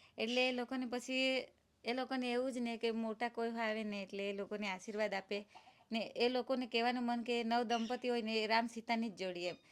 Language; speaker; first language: Gujarati; non-native, local second language; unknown